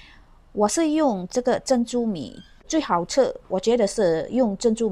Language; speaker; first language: Chinese; non-native, learner; Indonesian